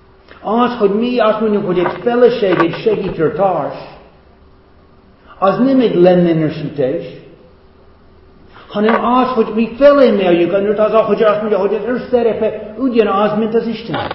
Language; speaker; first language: Hungarian; non-native, fluent; English